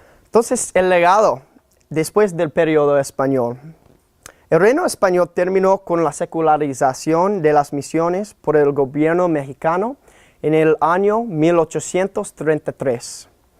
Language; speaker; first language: Spanish; non-native, fluent; English